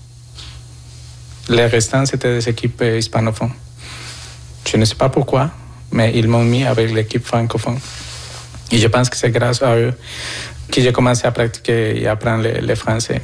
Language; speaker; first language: French; non-native, fluent; Spanish